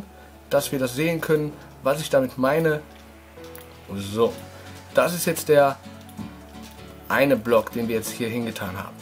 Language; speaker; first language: German; native; German